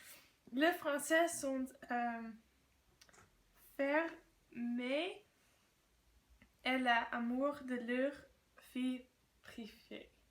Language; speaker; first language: French; non-native, learner; Dutch